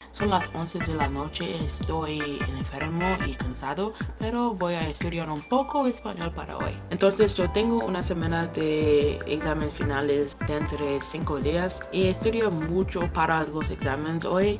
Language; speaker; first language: Spanish; non-native, learner; English